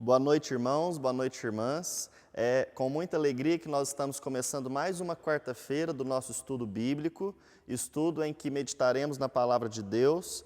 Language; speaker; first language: Portuguese; native; Portuguese